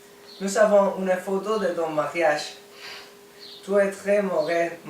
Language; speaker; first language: French; non-native, learner; Spanish